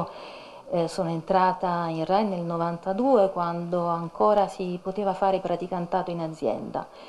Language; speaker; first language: Italian; native; Italian